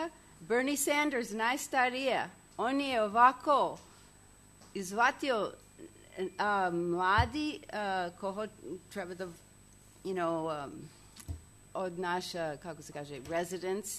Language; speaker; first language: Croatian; non-native, learner; English